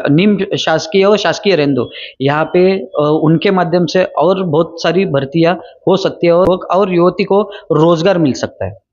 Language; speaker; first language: Hindi; non-native, local second language; Marathi